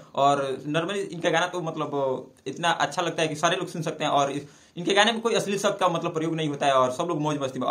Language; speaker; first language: Hindi; non-native, local second language; Bhojpuri